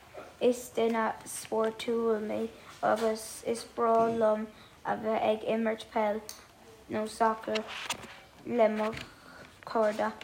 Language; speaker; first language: Irish; non-native, local second language; English